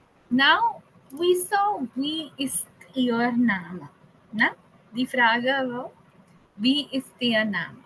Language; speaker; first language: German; non-native, fluent; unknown